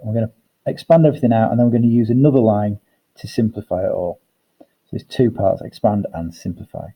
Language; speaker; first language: English; native; English